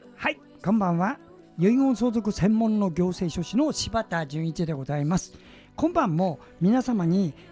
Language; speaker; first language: Japanese; native; Japanese